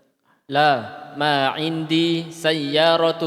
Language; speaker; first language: Arabic; non-native, learner; Indonesian